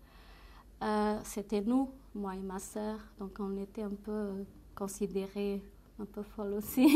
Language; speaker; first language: French; non-native, fluent; Portuguese